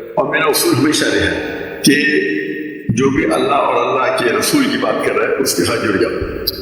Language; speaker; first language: Urdu; non-native, local second language; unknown